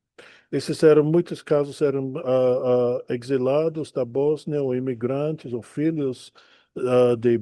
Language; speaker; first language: Portuguese; non-native, fluent; English